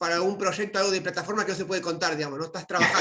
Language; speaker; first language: Spanish; native; Spanish